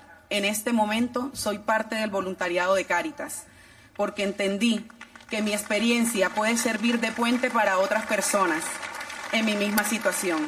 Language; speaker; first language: Spanish; native; Spanish